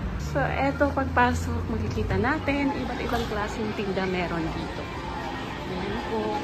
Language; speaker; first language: Filipino; native; Filipino